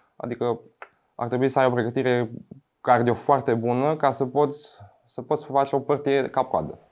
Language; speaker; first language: Romanian; non-native, fluent; Albanian